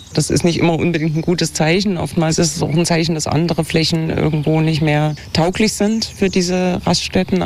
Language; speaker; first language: German; native; German